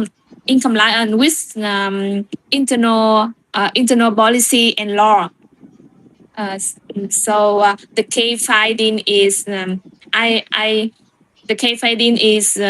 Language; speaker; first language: English; non-native, learner; Vietnamese